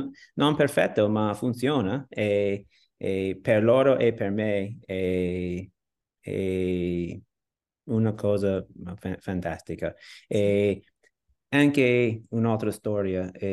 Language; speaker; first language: Italian; non-native, learner; English